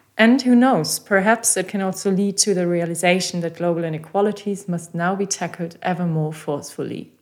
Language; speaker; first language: English; non-native, fluent; German